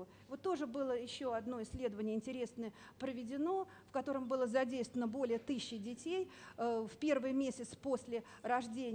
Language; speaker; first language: Russian; native; Russian